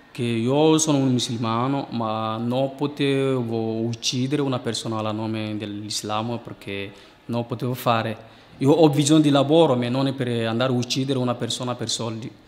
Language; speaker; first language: Italian; non-native, fluent; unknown